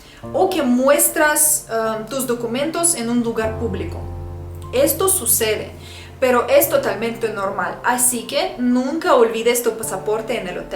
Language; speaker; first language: Spanish; non-native, fluent; Russian